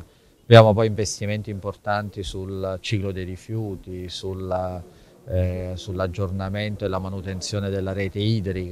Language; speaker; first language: Italian; native; Italian